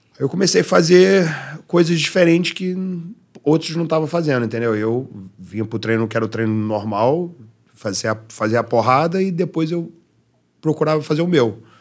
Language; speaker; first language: Portuguese; early bilingual, heritage; Portuguese